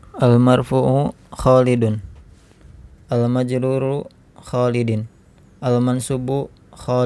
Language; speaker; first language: Arabic; non-native, learner; Indonesian